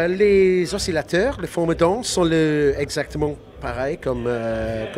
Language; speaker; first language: French; non-native, learner; English